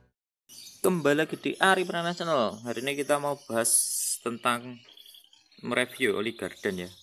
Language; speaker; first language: Indonesian; native; Indonesian